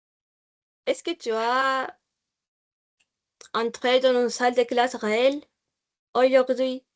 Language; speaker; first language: French; non-native, learner; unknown